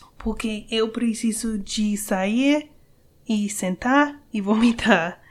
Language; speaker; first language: Portuguese; non-native, learner; English